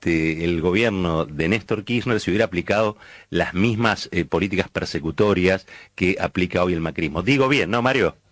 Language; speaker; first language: Spanish; native; Spanish